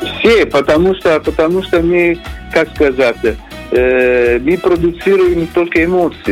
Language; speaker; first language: Russian; non-native, learner; Italian